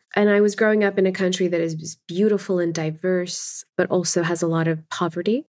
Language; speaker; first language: English; non-native, local second language; Urdu